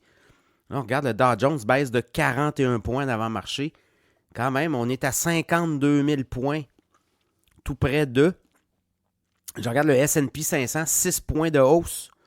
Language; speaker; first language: French; native; French